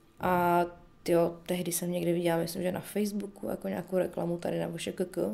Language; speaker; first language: Czech; early bilingual, other home language; Bulgarian